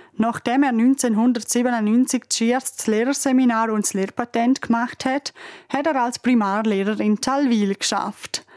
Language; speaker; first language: German; native; German